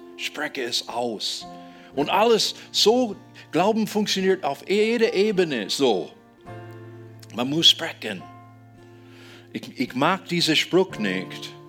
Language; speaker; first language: German; non-native, fluent; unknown